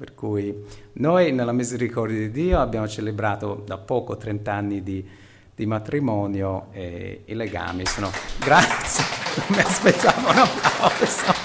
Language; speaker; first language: Italian; non-native, fluent; English